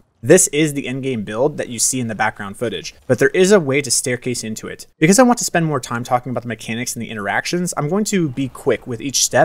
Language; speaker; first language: English; native; English